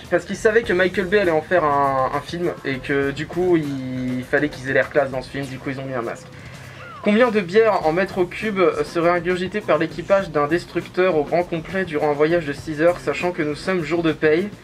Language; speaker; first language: French; native; French